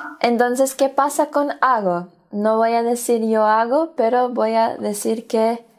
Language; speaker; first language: Spanish; non-native, fluent; English